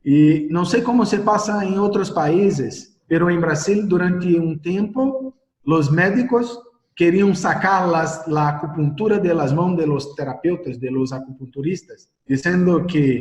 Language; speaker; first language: Spanish; non-native, learner; Portuguese